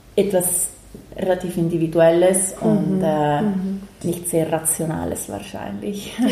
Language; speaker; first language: German; native; German